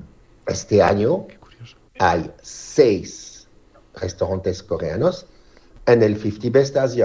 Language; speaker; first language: Spanish; non-native, fluent; French